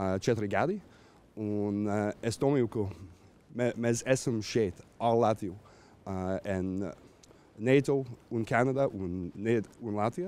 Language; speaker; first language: Latvian; non-native, learner; English